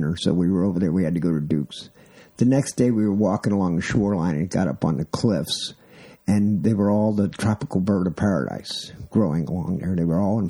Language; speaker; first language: English; native; English